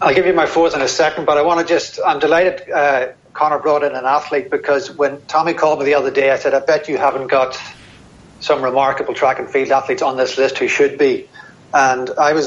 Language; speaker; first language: English; native; English